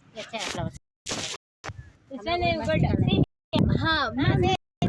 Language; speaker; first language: English; non-native, learner; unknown